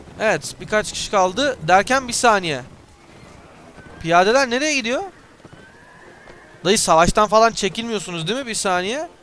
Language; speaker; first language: Turkish; native; Turkish